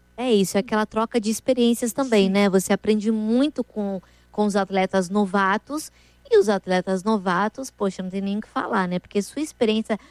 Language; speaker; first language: Portuguese; native; Portuguese